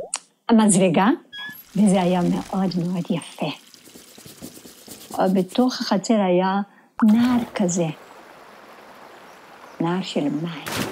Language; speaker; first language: Hebrew; non-native, fluent; Persian